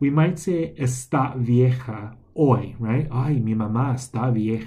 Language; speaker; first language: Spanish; non-native, fluent; English